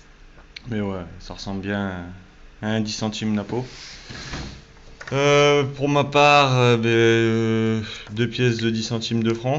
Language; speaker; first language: French; native; French